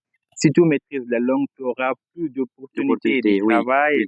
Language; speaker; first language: French; non-native, fluent; Portuguese